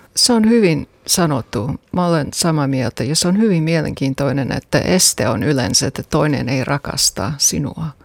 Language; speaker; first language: Finnish; non-native, fluent; English